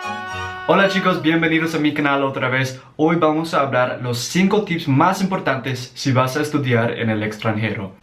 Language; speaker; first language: Spanish; non-native, learner; English